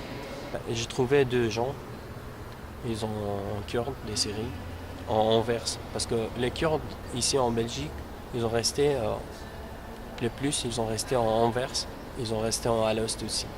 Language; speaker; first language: French; non-native, learner; Kurdish